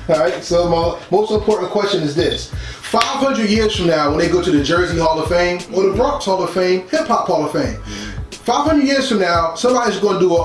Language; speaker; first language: English; native; English